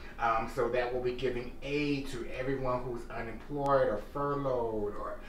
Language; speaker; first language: English; native; English